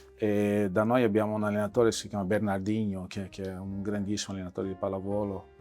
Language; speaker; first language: Italian; non-native, fluent; Portuguese